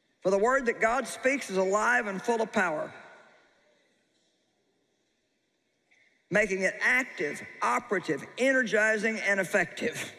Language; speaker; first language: English; native; English